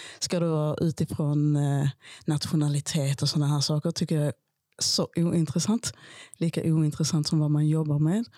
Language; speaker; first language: Swedish; native; Swedish